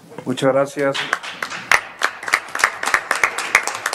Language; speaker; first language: Spanish; native; Spanish